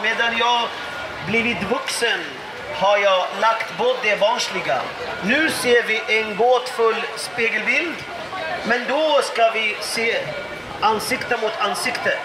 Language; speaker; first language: Swedish; non-native, fluent; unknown